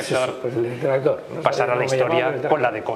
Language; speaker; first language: Spanish; native; Spanish